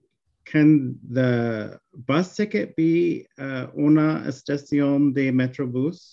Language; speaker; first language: Spanish; non-native, learner; English